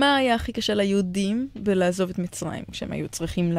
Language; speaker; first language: Hebrew; native; Hebrew